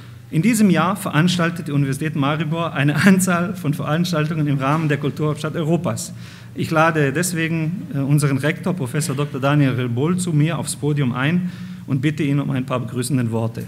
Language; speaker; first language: German; non-native, fluent; Slovenian